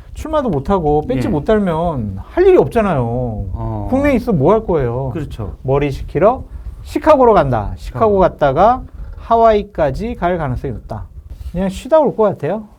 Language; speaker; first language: Korean; native; Korean